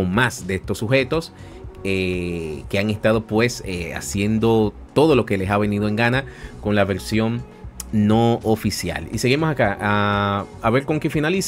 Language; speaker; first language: Spanish; native; Spanish